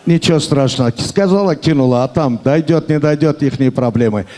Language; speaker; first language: Russian; non-native, local second language; Turkish